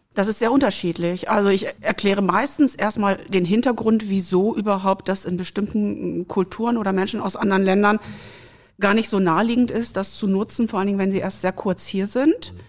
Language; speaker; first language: German; native; German